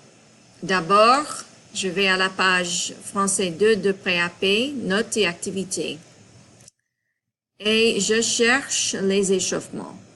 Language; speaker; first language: French; non-native, fluent; English